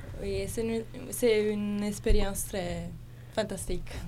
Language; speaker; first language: French; non-native, learner; Italian